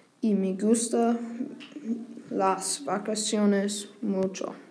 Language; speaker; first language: Spanish; non-native, learner; English